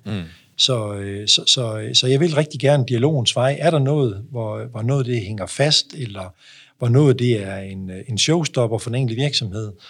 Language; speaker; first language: Danish; native; Danish